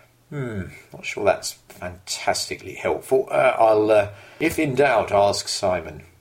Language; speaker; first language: English; native; English